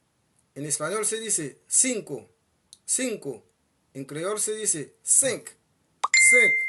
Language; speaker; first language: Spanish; non-native, fluent; Haitian Creole